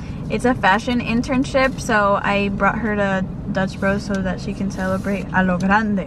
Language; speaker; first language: English; early bilingual, other home language; Spanish